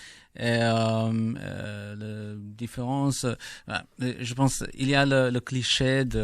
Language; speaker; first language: French; non-native, learner; English